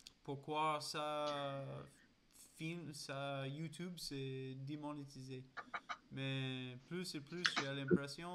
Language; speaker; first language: French; non-native, learner; English